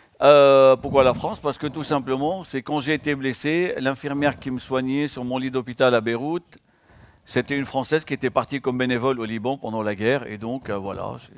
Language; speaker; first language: French; non-native, local second language; Arabic